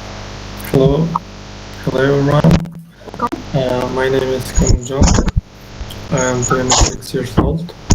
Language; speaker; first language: English; non-native, learner; Uzbek